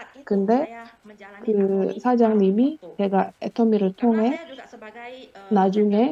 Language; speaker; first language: Korean; non-native, fluent; Indonesian